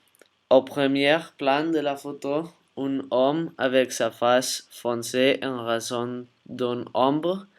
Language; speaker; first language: French; non-native, learner; Spanish